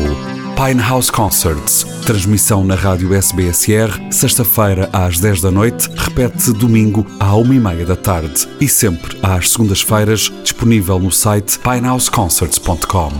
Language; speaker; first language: Portuguese; native; Portuguese